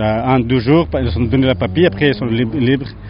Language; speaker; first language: French; non-native, learner; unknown